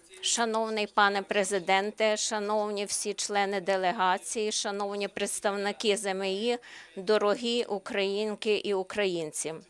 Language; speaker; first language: Ukrainian; non-native, learner; Slovenian